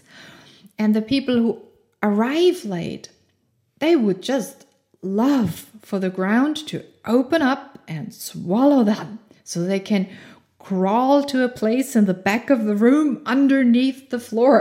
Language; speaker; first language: English; non-native, fluent; German